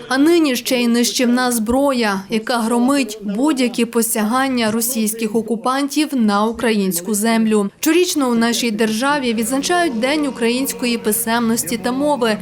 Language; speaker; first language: Ukrainian; native; Ukrainian